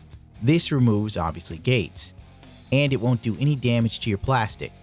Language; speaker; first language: English; native; English